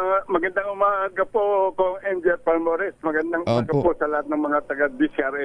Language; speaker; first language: Filipino; native; Filipino